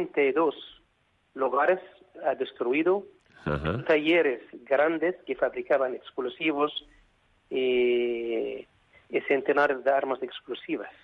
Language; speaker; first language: Spanish; non-native, fluent; Arabic